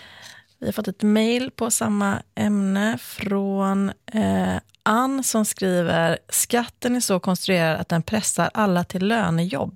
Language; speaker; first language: Swedish; native; Swedish